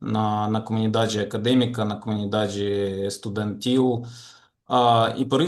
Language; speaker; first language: Portuguese; non-native, fluent; Ukrainian